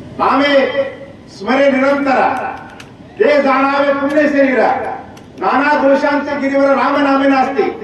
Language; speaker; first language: Marathi; non-native, local second language; Kannada